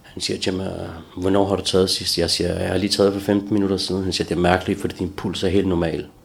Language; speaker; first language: Danish; early bilingual, other home language; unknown